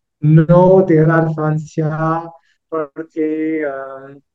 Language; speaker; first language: Spanish; non-native, learner; French